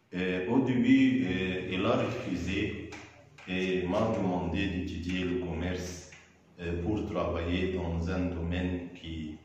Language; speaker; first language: French; non-native, fluent; Arabic